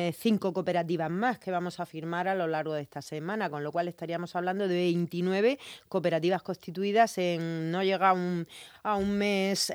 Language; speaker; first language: Spanish; native; Spanish